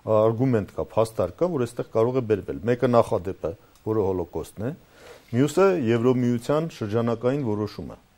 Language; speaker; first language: Armenian; native; Armenian